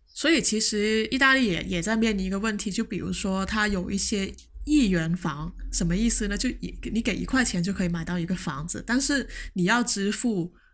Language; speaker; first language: Chinese; non-native, local second language; Cantonese